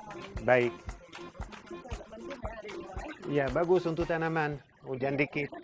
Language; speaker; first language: Indonesian; non-native, fluent; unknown